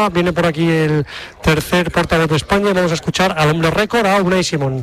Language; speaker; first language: Spanish; native; Spanish